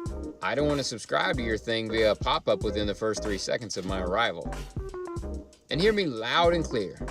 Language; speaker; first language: English; native; English